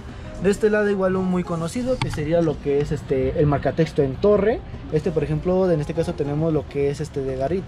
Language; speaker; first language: Spanish; native; Spanish